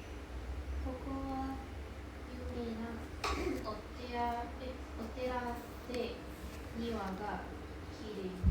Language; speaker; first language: Japanese; non-native, learner; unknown